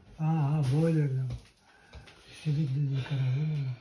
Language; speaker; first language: Bulgarian; non-native, local second language; Turkish